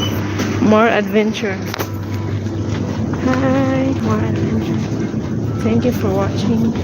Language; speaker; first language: English; non-native, local second language; Filipino